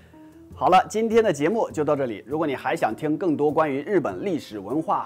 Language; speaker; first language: Chinese; native; Chinese